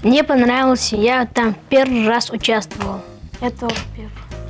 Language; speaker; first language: Russian; non-native, local second language; Ingush